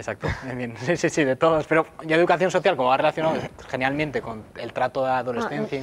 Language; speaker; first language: Spanish; native; Spanish